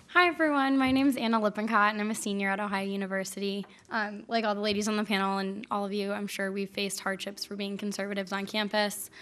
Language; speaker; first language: English; native; English